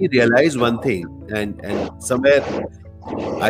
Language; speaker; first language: English; non-native, local second language; Hindi